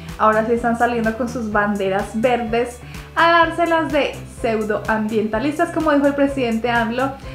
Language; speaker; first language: Spanish; native; Spanish